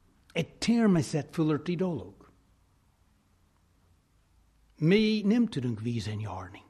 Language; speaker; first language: Hungarian; non-native, fluent; English